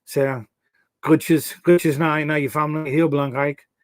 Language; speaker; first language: Dutch; non-native, learner; English